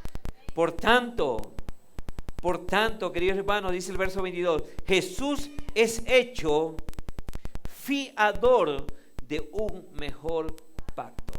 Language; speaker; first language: Spanish; native; Spanish